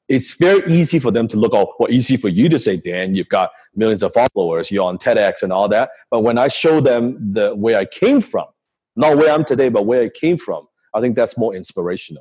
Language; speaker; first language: English; non-native, local second language; Cantonese